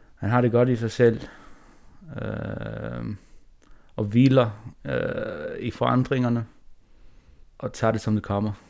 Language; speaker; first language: Danish; non-native, local second language; Faroese